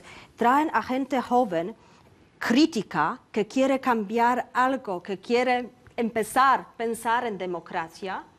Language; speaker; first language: Spanish; non-native, fluent; Polish